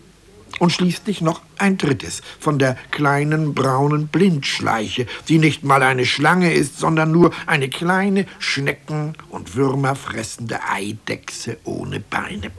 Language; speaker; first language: German; native; German